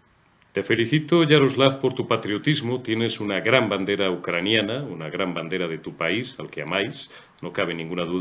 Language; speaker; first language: Spanish; native; Spanish